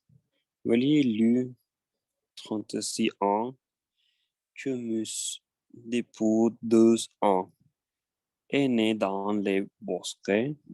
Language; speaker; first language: French; non-native, learner; Spanish